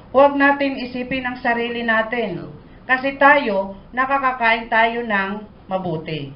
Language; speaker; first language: Filipino; non-native, local second language; Maranao